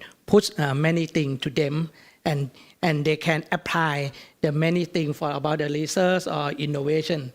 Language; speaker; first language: English; non-native, learner; Thai